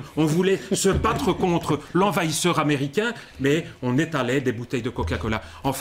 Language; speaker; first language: French; native; French